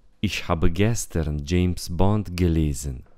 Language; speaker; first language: German; non-native, fluent; Romanian